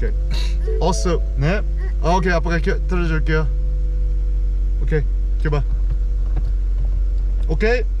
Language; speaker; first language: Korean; early bilingual, heritage; Korean